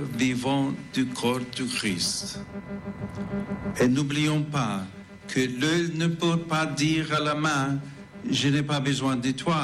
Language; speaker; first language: French; non-native, fluent; English